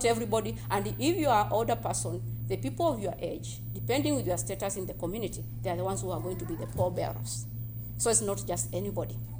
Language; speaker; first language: English; non-native, local second language; Kamba